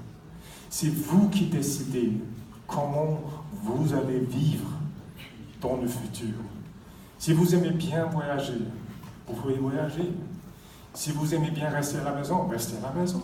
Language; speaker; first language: French; non-native, fluent; Swedish